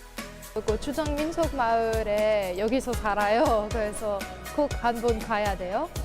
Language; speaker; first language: Korean; non-native, learner; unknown